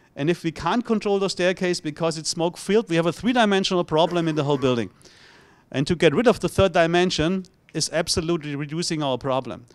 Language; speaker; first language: English; non-native, fluent; German